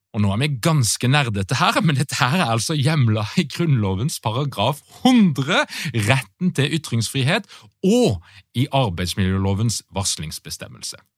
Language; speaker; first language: Norwegian; native; Norwegian